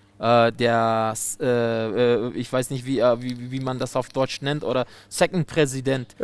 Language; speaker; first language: German; non-native, fluent; Persian